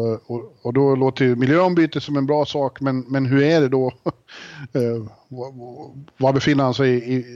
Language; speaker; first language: Swedish; native; Swedish